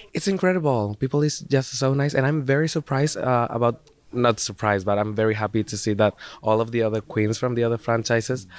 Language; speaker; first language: English; non-native, fluent; Spanish